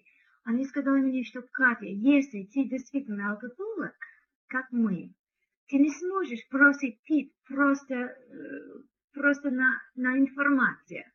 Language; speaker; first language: Russian; non-native, learner; English